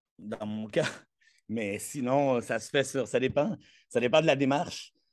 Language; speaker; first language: French; non-native, fluent; Spanish